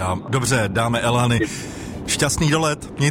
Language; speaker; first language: Czech; native; Czech